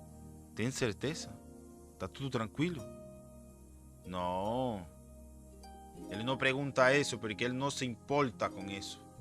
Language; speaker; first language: Portuguese; non-native, fluent; Spanish